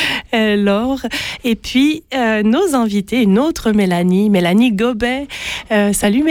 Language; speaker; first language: French; native; French